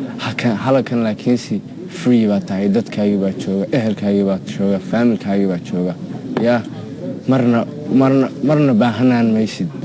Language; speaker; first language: Somali; early bilingual, heritage; Somali